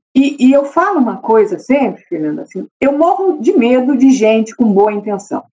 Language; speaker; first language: Portuguese; native; Portuguese